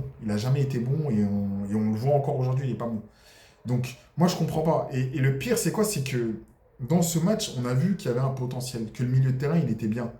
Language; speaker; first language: French; native; French